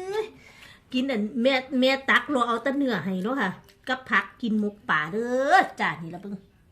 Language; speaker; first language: Thai; native; Thai